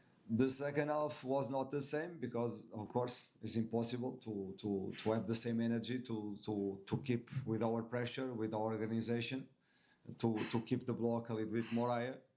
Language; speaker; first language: English; non-native, fluent; Portuguese